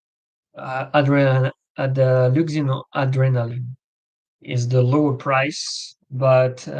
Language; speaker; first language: English; non-native, learner; French